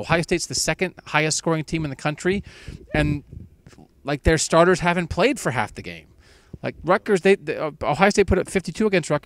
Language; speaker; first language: English; native; English